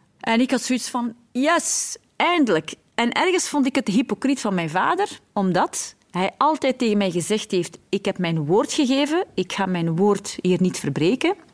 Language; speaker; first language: Dutch; early bilingual, other home language; Arabic